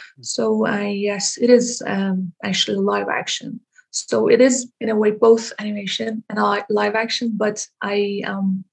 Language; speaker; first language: English; non-native, fluent; Persian